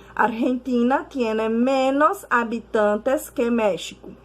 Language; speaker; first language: Spanish; non-native, fluent; Portuguese